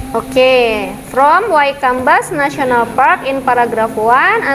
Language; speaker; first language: English; non-native, learner; Indonesian